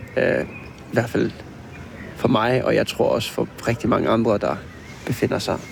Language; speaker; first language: Danish; non-native, local second language; Faroese